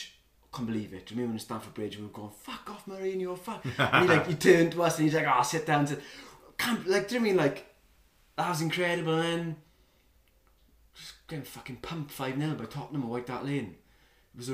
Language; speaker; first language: English; native; English